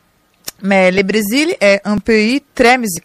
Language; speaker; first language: French; non-native, learner; Portuguese